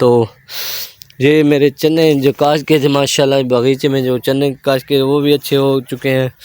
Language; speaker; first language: Urdu; non-native, local second language; Saraiki